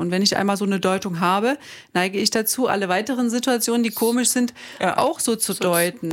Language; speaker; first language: German; native; German